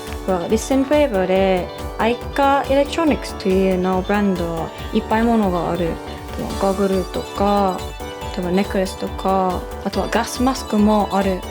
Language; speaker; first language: Japanese; non-native, learner; English